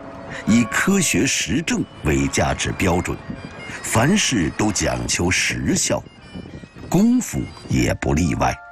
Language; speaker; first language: Chinese; native; Chinese